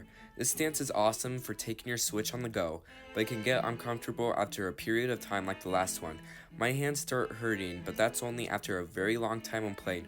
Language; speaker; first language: English; native; English